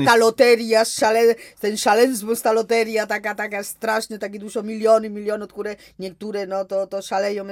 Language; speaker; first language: Polish; non-native, fluent; Spanish